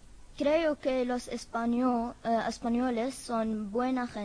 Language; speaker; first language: Spanish; non-native, learner; Arabic